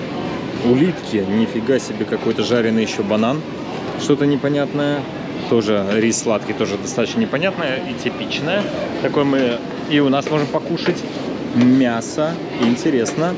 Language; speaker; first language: Russian; native; Russian